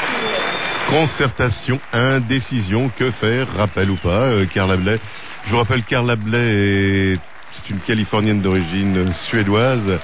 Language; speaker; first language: French; native; French